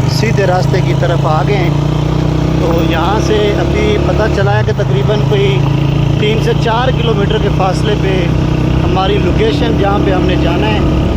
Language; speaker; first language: Urdu; non-native, local second language; Punjabi